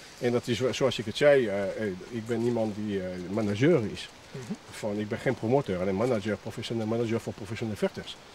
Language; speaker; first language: Dutch; non-native, fluent; French